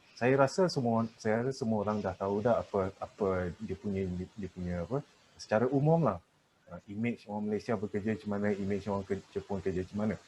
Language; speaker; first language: Malay; native; Malay